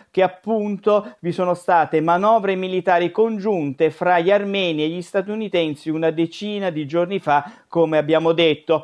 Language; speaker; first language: Italian; native; Italian